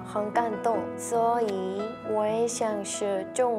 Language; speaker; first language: Chinese; non-native, learner; Korean